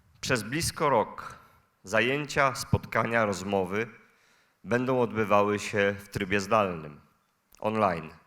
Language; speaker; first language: Polish; native; Polish